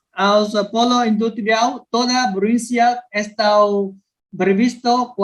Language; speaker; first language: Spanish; non-native, learner; Vietnamese